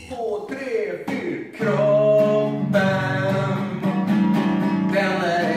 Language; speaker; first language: Swedish; non-native, learner; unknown